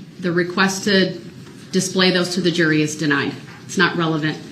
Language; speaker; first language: English; native; English